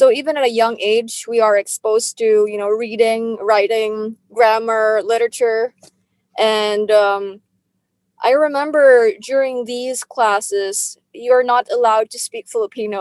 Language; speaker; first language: English; non-native, local second language; Filipino